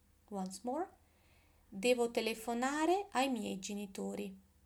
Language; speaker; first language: Italian; native; Italian